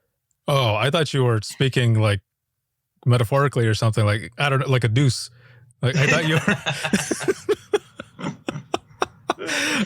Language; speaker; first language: English; native; English